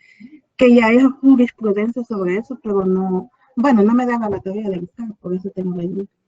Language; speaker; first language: Spanish; native; Spanish